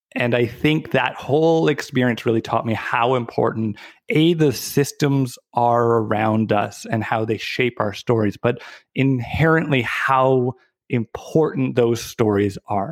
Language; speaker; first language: English; native; English